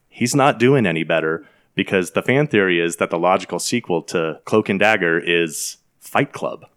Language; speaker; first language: English; native; English